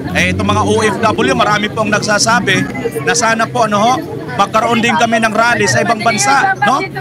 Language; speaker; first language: Filipino; native; Filipino